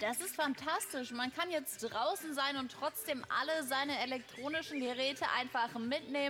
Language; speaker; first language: German; native; German